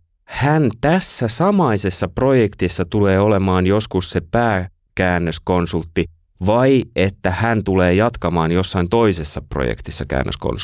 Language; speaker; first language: Finnish; native; Finnish